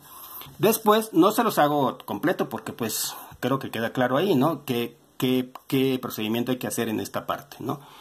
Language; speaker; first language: Spanish; native; Spanish